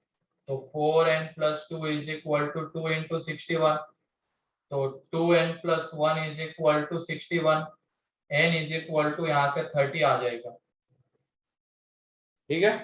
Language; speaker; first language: Hindi; native; Hindi